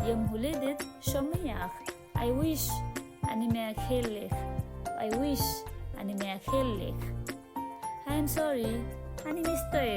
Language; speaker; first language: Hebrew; non-native, learner; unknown